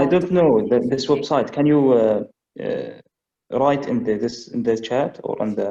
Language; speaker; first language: English; non-native, learner; Arabic